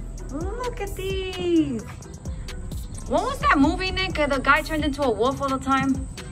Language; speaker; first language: English; early bilingual, other home language; Spanish